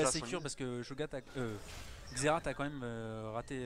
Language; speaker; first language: French; native; French